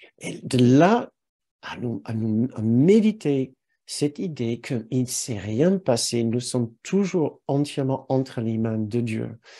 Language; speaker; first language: French; non-native, fluent; English